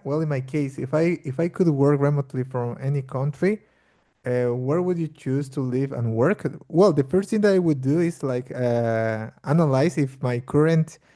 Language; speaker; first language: English; non-native, fluent; Portuguese